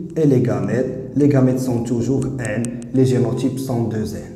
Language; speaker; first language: French; non-native, local second language; Arabic